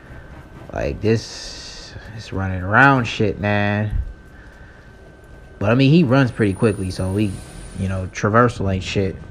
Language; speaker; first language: English; native; English